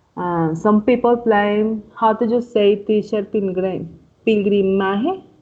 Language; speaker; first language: English; non-native, learner; Spanish